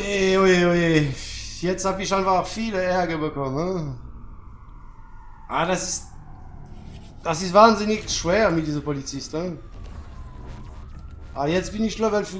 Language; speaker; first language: German; non-native, fluent; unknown